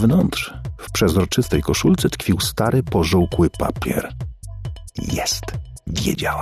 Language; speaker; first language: Polish; native; Polish